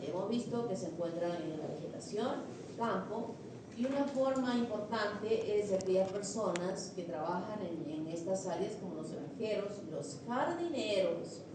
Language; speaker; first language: Spanish; native; Spanish